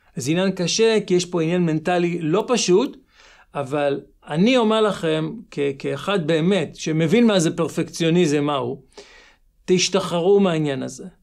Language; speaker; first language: Hebrew; native; Hebrew